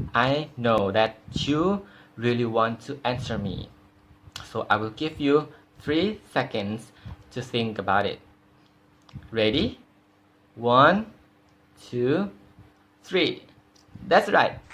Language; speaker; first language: English; non-native, fluent; Thai